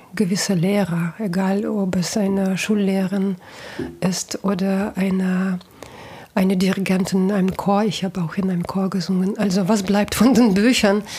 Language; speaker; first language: German; non-native, fluent; Russian